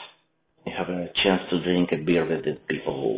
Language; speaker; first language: English; non-native, learner; Russian